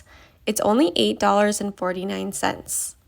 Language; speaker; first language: English; native; English